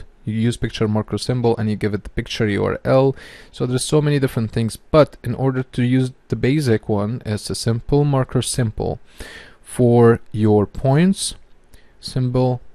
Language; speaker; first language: English; non-native, fluent; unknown